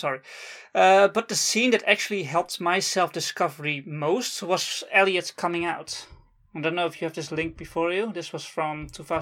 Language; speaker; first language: English; non-native, fluent; Dutch